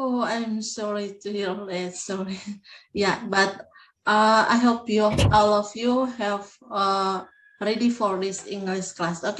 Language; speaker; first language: English; non-native, learner; Indonesian